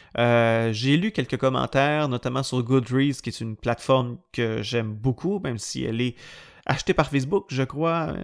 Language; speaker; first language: French; native; French